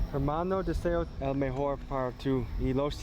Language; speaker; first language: Spanish; non-native, learner; English